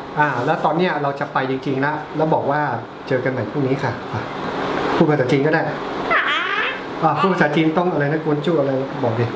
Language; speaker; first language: Thai; native; Thai